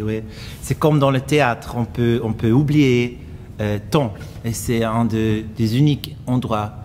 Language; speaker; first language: French; non-native, fluent; German